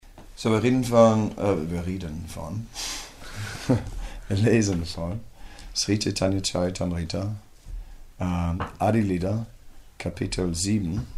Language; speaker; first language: German; non-native, fluent; Dutch